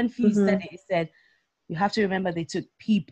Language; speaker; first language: English; non-native, local second language; Yoruba